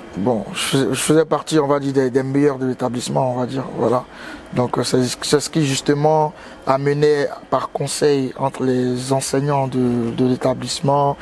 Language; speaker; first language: French; native; French